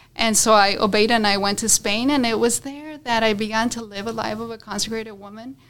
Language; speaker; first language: English; non-native, fluent; Spanish